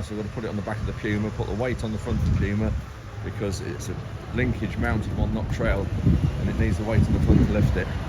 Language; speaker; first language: English; native; English